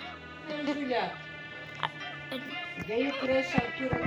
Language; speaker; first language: Portuguese; native; Portuguese